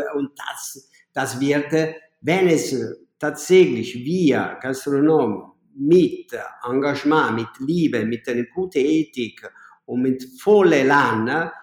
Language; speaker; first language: German; non-native, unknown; Italian